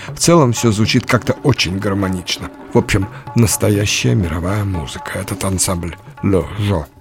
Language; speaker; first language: Russian; native; Russian